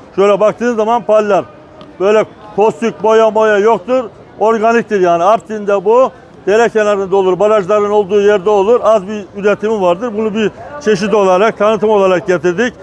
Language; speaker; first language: Turkish; native; Turkish